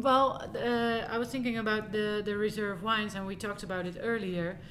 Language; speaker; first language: English; non-native, fluent; Dutch